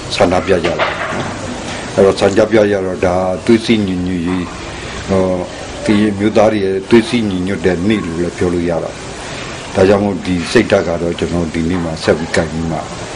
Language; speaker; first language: Burmese; non-native, local second language; S'gaw Karen